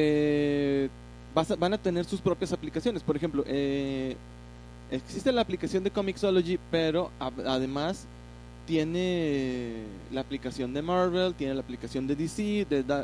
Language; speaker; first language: Spanish; native; Spanish